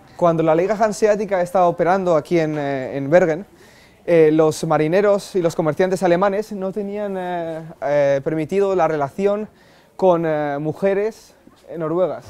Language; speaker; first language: Spanish; native; Spanish